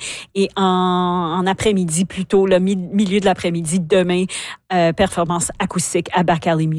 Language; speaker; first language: French; native; French